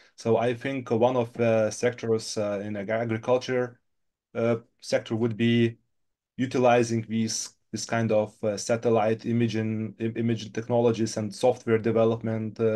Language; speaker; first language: English; non-native, fluent; Lithuanian